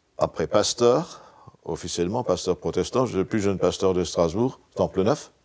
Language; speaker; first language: French; non-native, local second language; Swiss German